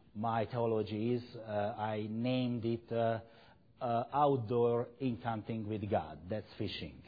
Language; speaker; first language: English; non-native, fluent; Hungarian